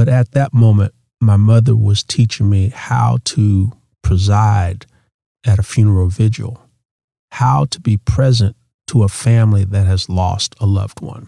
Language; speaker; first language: English; native; English